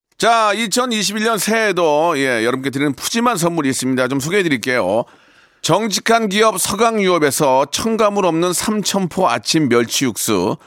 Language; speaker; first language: Korean; native; Korean